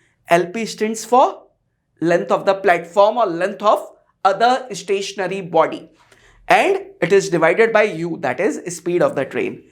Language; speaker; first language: English; non-native, local second language; Hindi